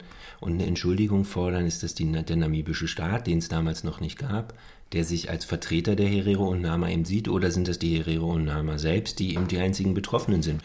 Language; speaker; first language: German; native; German